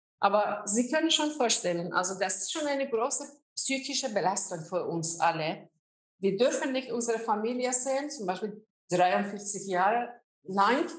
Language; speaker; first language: German; non-native, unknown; Azerbaijani